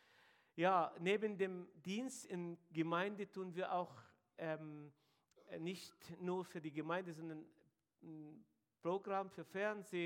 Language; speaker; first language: German; non-native, fluent; Arabic